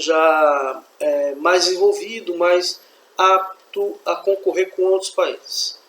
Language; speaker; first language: Portuguese; native; Portuguese